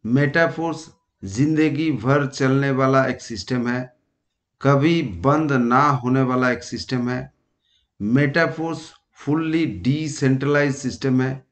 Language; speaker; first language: Hindi; non-native, local second language; Bangla